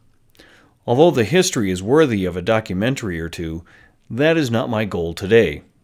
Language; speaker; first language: English; native; English